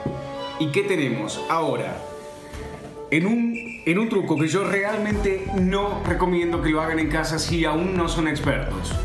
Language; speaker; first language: Spanish; native; Spanish